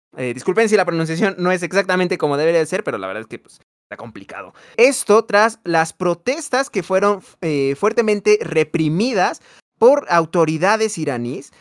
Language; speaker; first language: Spanish; native; Spanish